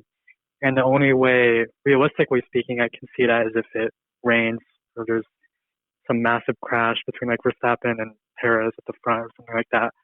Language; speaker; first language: English; native; English